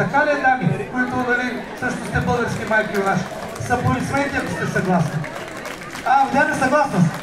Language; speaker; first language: Bulgarian; native; Bulgarian